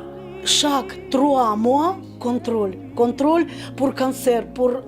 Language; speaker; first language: French; non-native, learner; Russian